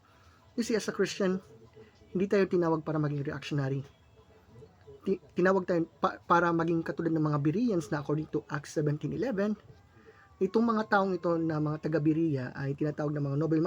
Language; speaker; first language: Filipino; native; Filipino